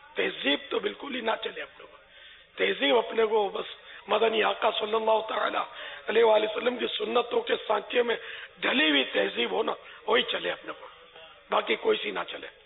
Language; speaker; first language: Urdu; native; Urdu